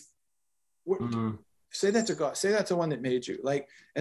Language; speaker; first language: English; native; English